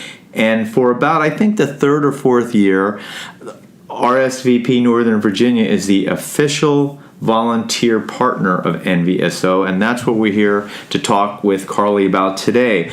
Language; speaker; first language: English; native; English